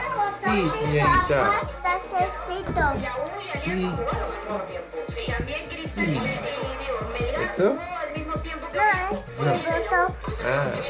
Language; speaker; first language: Spanish; non-native, learner; English